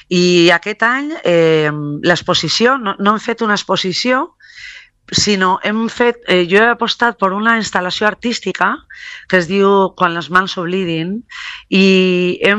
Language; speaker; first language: Catalan; non-native, local second language; Spanish